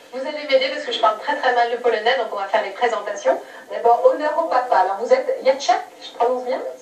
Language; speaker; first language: French; native; French